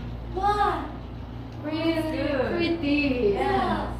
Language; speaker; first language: English; non-native, learner; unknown